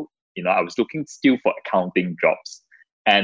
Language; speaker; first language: English; non-native, local second language; Chinese